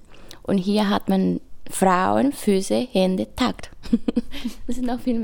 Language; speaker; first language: German; non-native, fluent; Spanish